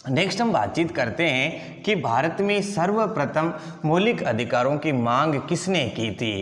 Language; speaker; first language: Hindi; native; Hindi